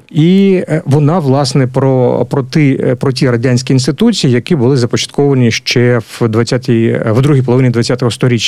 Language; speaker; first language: Ukrainian; native; Ukrainian